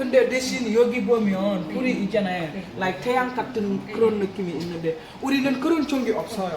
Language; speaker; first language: Korean; non-native, learner; Wolof